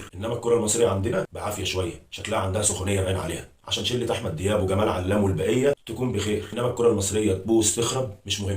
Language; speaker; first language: Arabic; native; Arabic